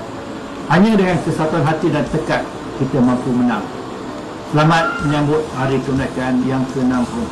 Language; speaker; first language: Malay; native; Malay